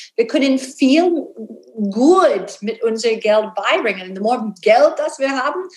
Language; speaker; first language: German; non-native, fluent; English